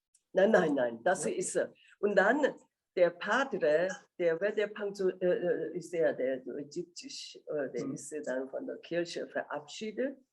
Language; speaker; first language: German; non-native, fluent; Korean